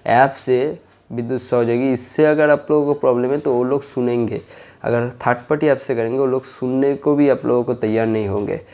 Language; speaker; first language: Hindi; non-native, local second language; Bangla